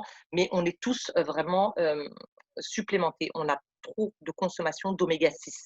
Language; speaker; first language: French; native; French